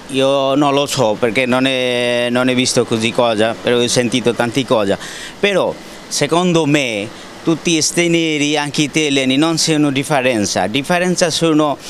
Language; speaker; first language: Italian; non-native, learner; Bangla